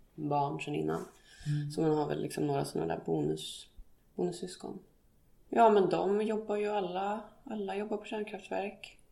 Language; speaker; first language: Swedish; native; Swedish